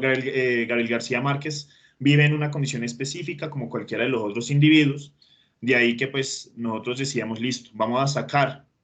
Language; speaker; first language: Spanish; native; Spanish